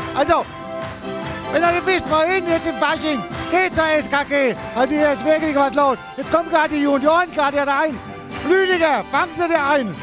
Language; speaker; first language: German; native; German